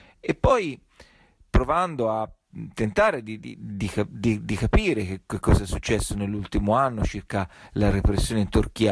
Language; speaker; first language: Italian; native; Italian